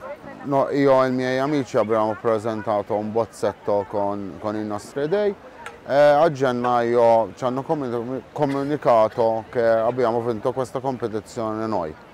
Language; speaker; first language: Italian; non-native, fluent; Maltese